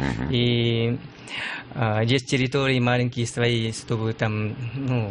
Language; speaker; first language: Russian; non-native, learner; Lao